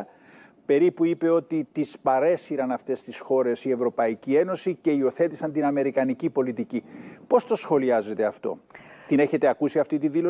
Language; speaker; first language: Greek; native; Greek